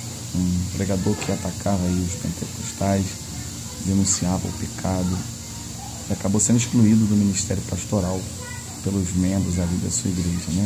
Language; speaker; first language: Portuguese; native; Portuguese